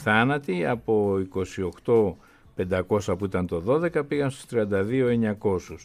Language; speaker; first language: Greek; native; Greek